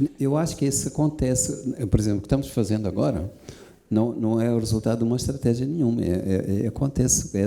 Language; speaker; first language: Portuguese; native; Portuguese